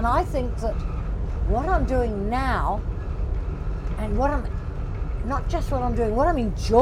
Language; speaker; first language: English; native; English